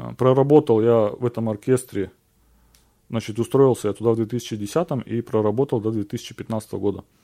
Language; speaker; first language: Russian; native; Russian